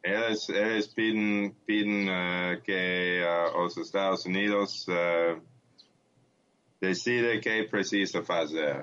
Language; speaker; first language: Portuguese; non-native, learner; English